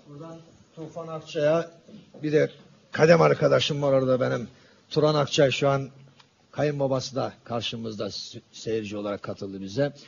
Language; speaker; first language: Turkish; native; Turkish